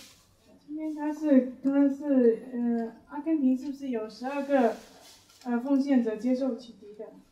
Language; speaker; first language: Chinese; native; Chinese